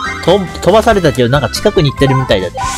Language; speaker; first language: Japanese; native; Japanese